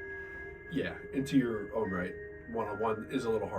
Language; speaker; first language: English; native; English